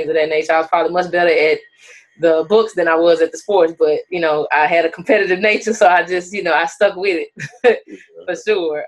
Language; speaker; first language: English; native; English